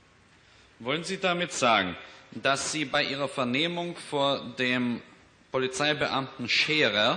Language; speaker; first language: German; native; German